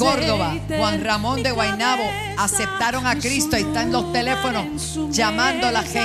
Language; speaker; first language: Spanish; native; Spanish